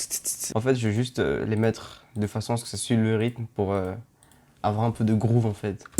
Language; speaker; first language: French; native; French